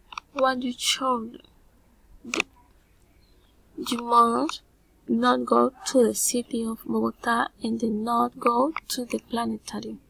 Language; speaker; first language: English; non-native, learner; Spanish